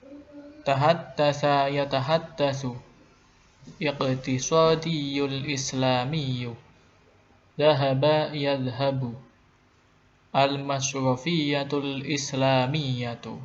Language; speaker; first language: Arabic; non-native, fluent; Indonesian